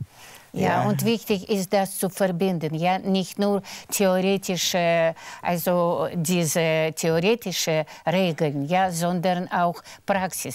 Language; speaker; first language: German; non-native, fluent; Russian